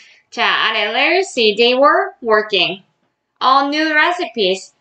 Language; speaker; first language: English; non-native, fluent; Korean